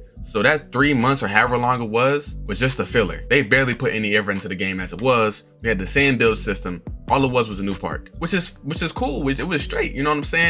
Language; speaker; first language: English; native; English